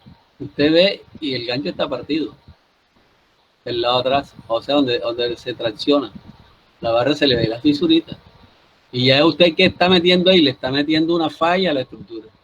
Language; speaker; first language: Spanish; native; Spanish